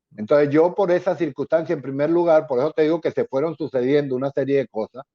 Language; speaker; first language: Spanish; native; Spanish